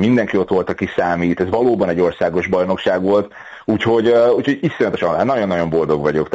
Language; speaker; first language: Hungarian; native; Hungarian